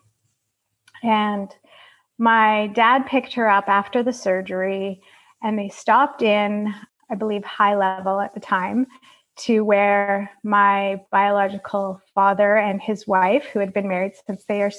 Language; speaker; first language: English; native; English